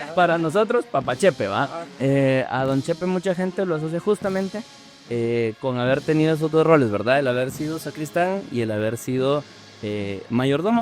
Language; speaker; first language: Spanish; native; Spanish